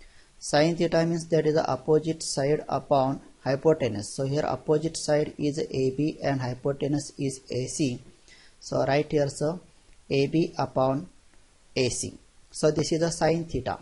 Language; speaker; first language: English; non-native, local second language; Marathi